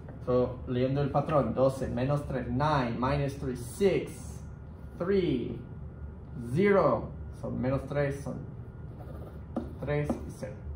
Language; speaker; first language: Spanish; non-native, fluent; English